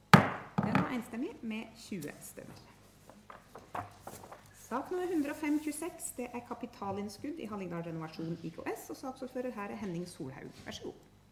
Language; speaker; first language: Norwegian; native; Norwegian